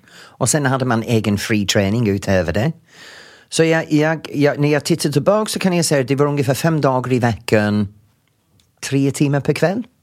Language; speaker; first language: Swedish; non-native, fluent; English